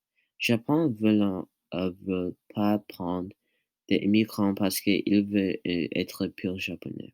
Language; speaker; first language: French; non-native, learner; English